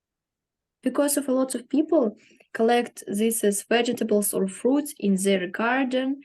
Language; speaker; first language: English; non-native, learner; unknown